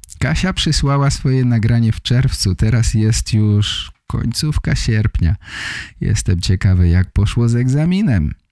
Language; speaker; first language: Polish; native; Polish